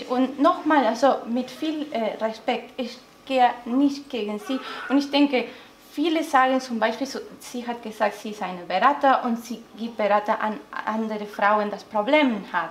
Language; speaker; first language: German; non-native, learner; Spanish